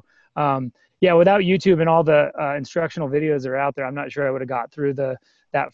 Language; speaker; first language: English; native; English